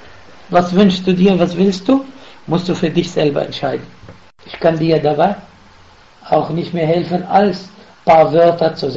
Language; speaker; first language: German; non-native, fluent; Arabic